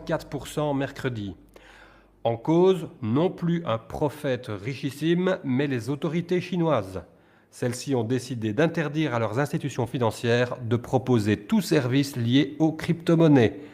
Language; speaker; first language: French; native; French